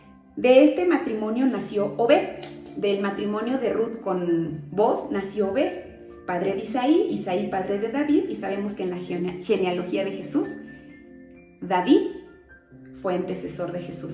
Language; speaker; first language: Spanish; native; Spanish